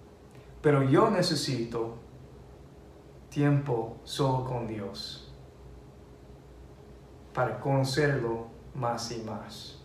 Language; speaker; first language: Spanish; non-native, fluent; English